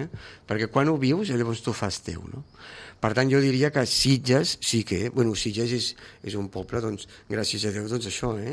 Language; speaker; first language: Catalan; native; Catalan